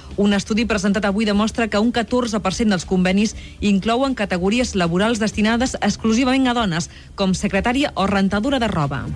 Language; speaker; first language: Catalan; non-native, local second language; Spanish